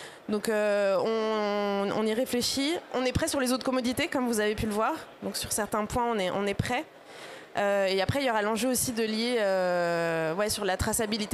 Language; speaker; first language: French; native; French